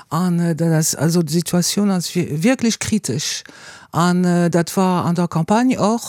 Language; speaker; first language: Luxembourgish; non-native, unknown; French